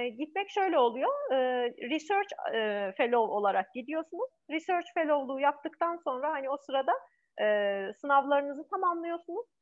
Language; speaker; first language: Turkish; non-native, fluent; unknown